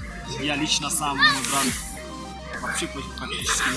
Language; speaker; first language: Russian; native; Russian